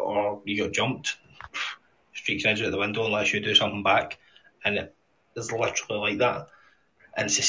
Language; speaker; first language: English; native; English